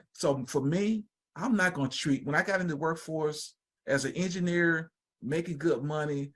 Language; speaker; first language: English; native; English